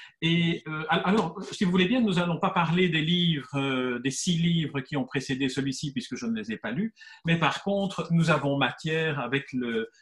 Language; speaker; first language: French; native; French